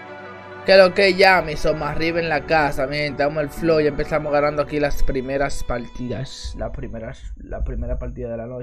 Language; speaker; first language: Spanish; native; Spanish